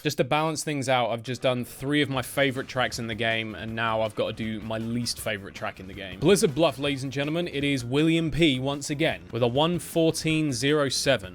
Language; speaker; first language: English; native; English